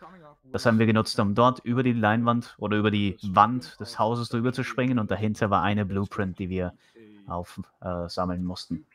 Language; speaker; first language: German; native; German